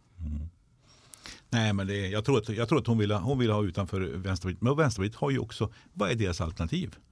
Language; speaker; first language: Swedish; native; Swedish